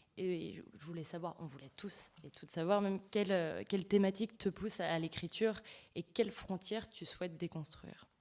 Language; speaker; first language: French; native; French